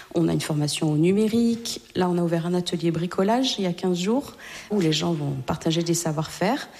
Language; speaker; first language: French; native; French